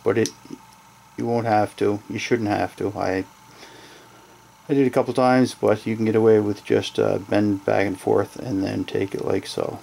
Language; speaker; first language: English; native; English